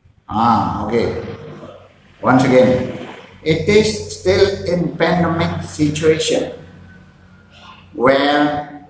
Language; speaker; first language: English; non-native, fluent; Indonesian